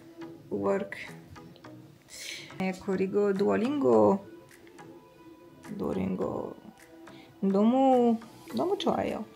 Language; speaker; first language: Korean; non-native, learner; French